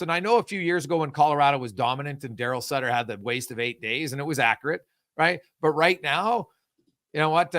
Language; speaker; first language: English; native; English